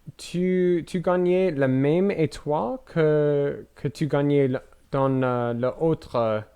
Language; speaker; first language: French; non-native, learner; English